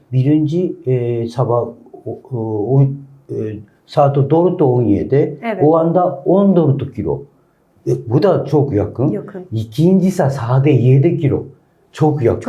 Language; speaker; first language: Turkish; non-native, learner; Japanese